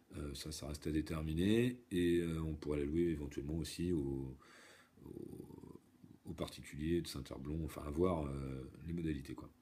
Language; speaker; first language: French; native; French